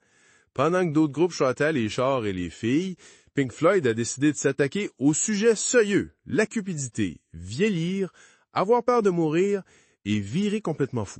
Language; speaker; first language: French; native; French